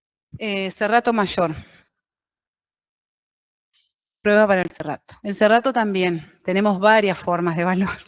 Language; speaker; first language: Spanish; native; Spanish